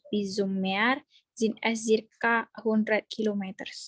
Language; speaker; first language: German; non-native, learner; Indonesian